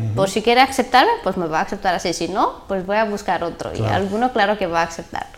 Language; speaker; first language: Spanish; non-native, learner; Bulgarian